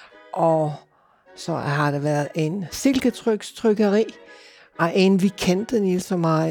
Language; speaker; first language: Danish; non-native, fluent; English